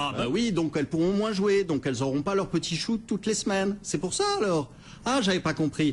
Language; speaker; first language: French; native; French